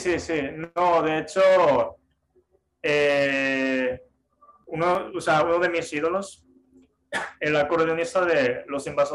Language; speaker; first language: Spanish; non-native, fluent; Japanese